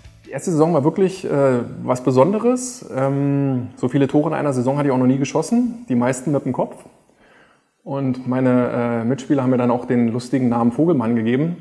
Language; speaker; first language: German; native; German